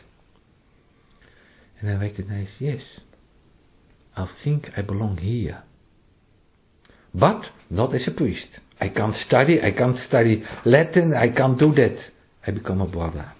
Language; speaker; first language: English; non-native, learner; Dutch